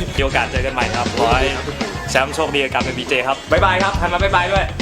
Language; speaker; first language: Thai; native; Thai